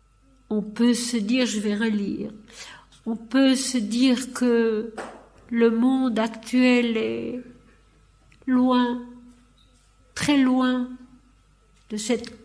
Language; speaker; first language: French; native; French